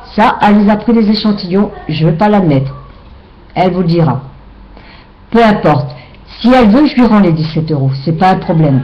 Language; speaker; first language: French; native; French